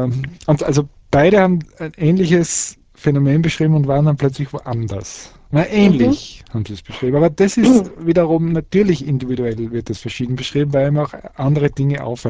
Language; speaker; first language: German; early bilingual, other home language; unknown